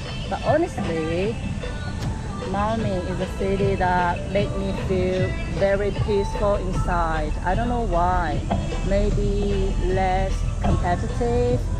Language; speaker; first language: English; non-native, fluent; Chinese